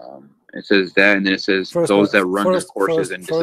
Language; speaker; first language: English; native; English